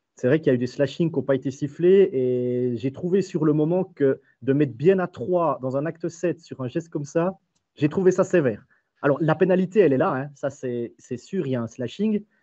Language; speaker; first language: French; native; French